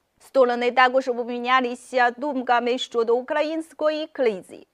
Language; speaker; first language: Ukrainian; non-native, fluent; Chinese